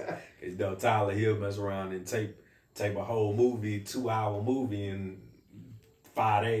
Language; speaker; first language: English; native; English